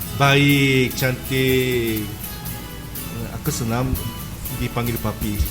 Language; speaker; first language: Indonesian; non-native, learner; Japanese